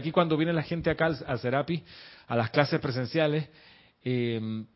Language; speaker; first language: Spanish; native; Spanish